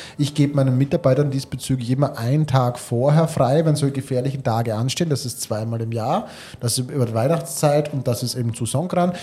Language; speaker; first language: German; native; German